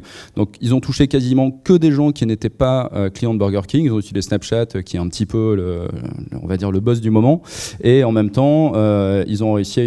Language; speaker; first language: French; native; French